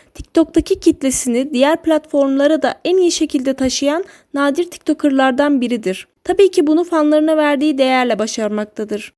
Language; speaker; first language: Turkish; native; Turkish